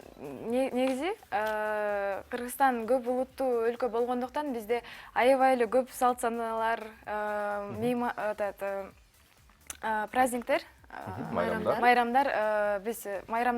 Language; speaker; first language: Kyrgyz; non-native, local second language; Uyghur